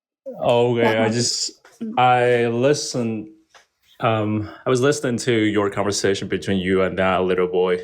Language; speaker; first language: English; non-native, fluent; Chinese